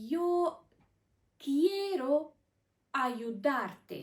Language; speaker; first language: Spanish; non-native, fluent; Ukrainian